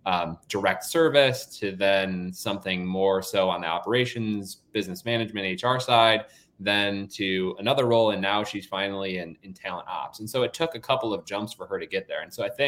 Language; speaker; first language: English; native; English